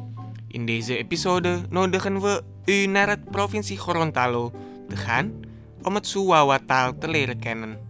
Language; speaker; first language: Dutch; non-native, learner; Indonesian